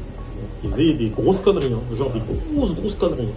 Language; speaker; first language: French; native; French